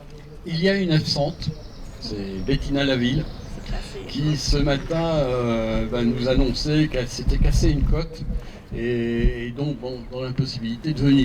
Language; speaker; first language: French; native; French